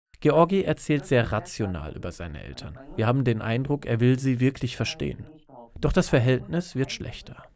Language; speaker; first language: German; native; German